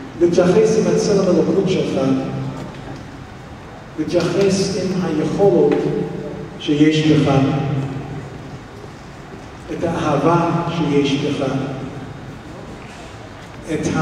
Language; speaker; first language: Hebrew; non-native, fluent; English